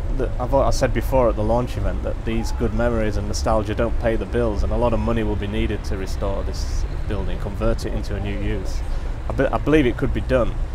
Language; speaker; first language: English; native; English